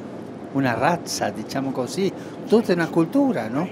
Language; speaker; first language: Italian; non-native, fluent; Spanish